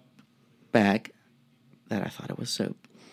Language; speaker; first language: English; non-native, fluent; Spanish